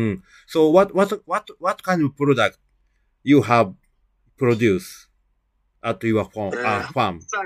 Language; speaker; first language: English; non-native, learner; Japanese